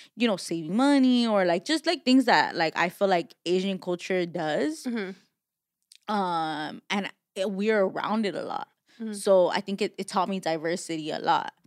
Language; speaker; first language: English; early bilingual, other home language; Spanish